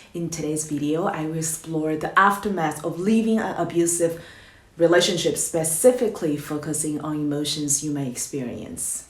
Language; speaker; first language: English; non-native, fluent; Chinese